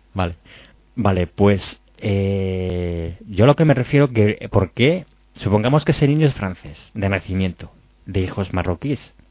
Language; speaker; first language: Spanish; native; Spanish